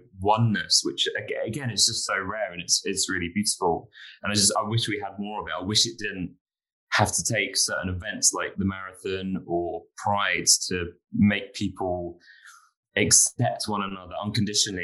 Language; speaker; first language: English; native; English